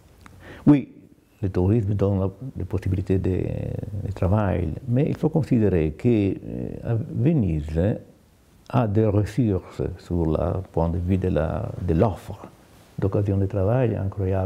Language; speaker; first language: French; non-native, fluent; Italian